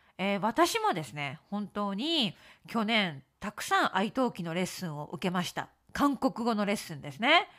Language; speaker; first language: Japanese; native; Japanese